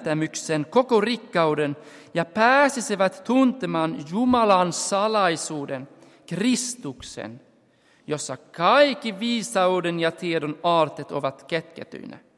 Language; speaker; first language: Finnish; non-native, fluent; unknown